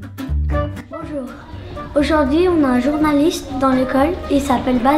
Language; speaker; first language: French; non-native, learner; English